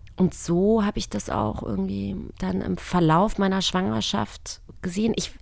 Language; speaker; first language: German; native; German